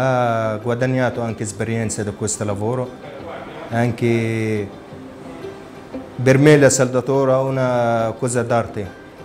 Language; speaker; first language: Italian; non-native, learner; Arabic